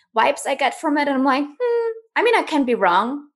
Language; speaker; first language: English; non-native, fluent; German